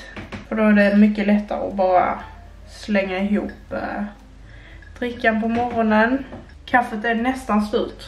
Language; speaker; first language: Swedish; native; Swedish